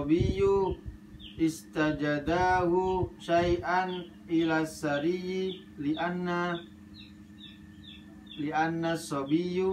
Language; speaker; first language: Arabic; non-native, learner; Indonesian